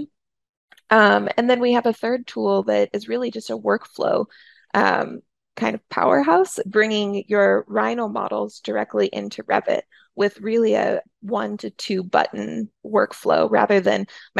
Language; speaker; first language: English; native; English